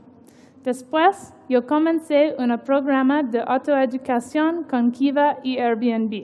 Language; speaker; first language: Spanish; non-native, learner; English